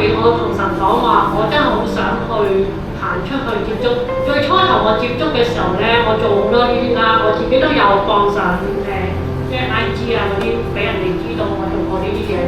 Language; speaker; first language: Cantonese; native; Cantonese